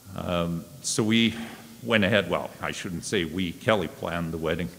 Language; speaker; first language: English; native; English